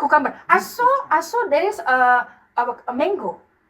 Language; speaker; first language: English; non-native, learner; Indonesian